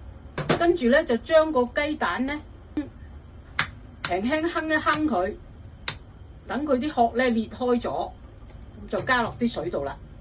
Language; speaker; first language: Cantonese; native; Cantonese